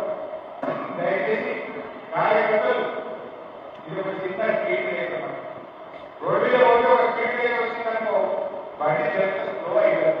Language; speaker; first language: Telugu; native; Telugu